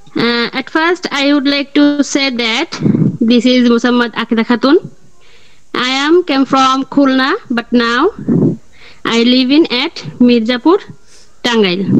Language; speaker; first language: English; non-native, learner; Bangla